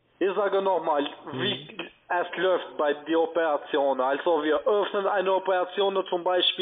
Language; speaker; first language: German; non-native, learner; Italian